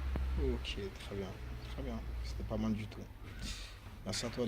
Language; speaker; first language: French; native; French